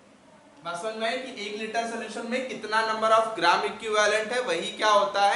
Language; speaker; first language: Hindi; native; Hindi